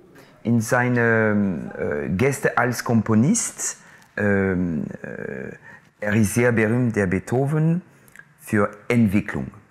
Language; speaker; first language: German; non-native, local second language; French